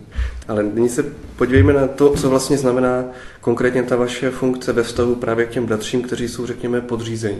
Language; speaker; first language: Czech; native; Czech